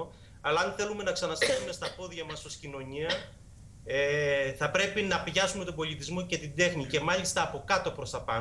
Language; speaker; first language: Greek; native; Greek